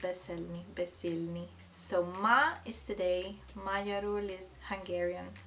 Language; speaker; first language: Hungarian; non-native, learner; Italian